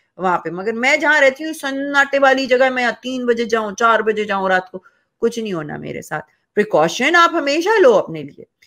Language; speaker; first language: Urdu; native; Urdu